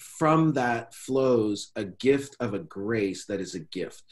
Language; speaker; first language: English; native; English